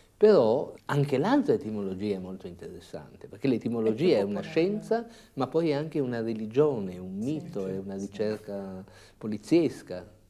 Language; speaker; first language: Italian; native; Italian